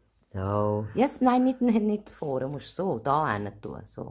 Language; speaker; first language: German; native; German